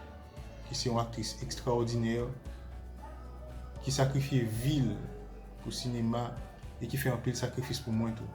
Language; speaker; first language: French; non-native, local second language; Haitian Creole